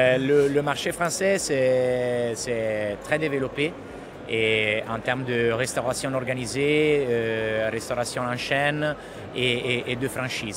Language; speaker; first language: French; non-native, fluent; Italian